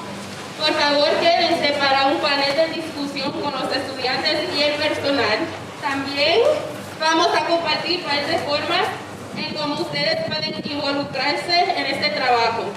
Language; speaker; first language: Spanish; early bilingual, heritage; English